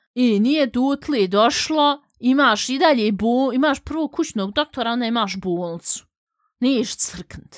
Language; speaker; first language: Bosnian; early bilingual, heritage; Bosnian